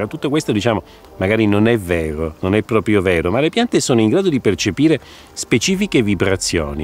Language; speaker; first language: Italian; native; Italian